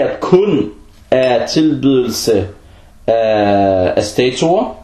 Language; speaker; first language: Danish; early bilingual, other home language; Arabic